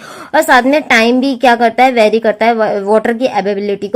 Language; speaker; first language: Hindi; native; Hindi